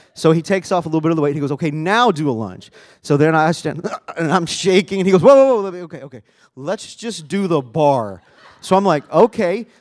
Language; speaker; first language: English; native; English